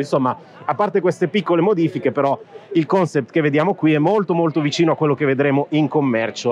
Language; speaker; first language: Italian; native; Italian